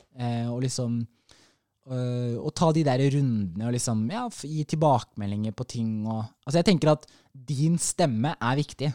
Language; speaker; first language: Norwegian; early bilingual, other home language; Somali